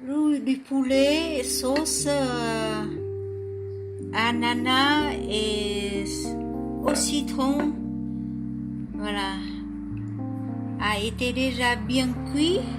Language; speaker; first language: French; non-native, learner; Vietnamese